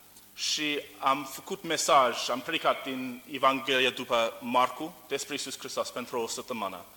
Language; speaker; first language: Romanian; non-native, learner; English